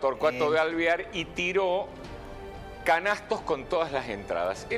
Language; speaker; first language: Spanish; native; Spanish